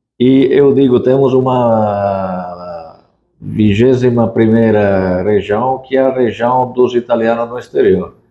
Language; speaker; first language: Portuguese; non-native, fluent; Italian